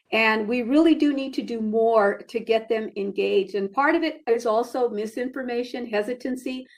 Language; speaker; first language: English; early bilingual, other home language; Spanish